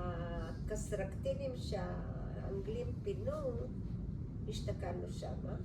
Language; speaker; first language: Hebrew; early bilingual, other home language; Bulgarian